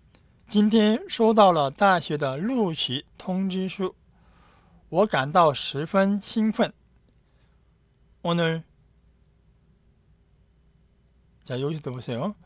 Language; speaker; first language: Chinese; non-native, fluent; Korean